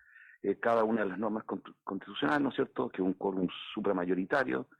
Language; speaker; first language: Spanish; native; Spanish